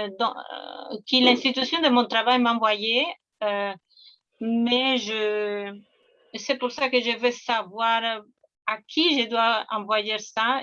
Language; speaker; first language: French; non-native, fluent; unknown